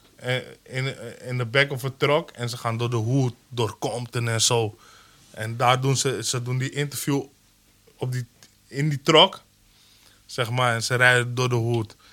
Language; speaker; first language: Dutch; early bilingual, other home language; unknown